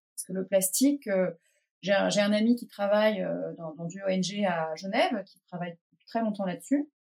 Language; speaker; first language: French; native; French